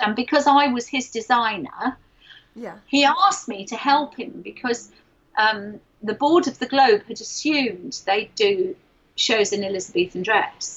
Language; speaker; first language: English; native; English